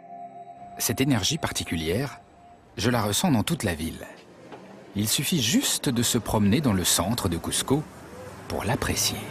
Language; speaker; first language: French; native; French